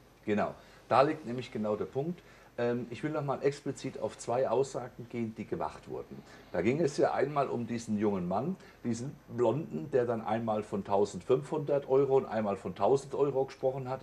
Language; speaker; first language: German; native; German